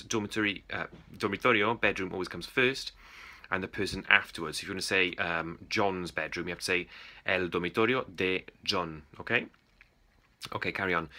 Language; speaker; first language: English; native; English